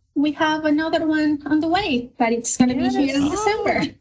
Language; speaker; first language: English; non-native, fluent; Spanish